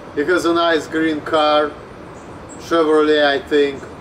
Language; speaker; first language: English; non-native, fluent; Russian